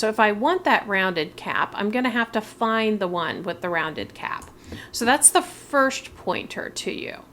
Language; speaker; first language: English; native; English